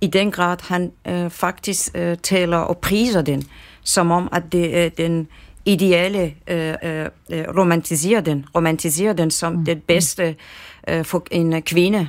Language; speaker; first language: Danish; non-native, fluent; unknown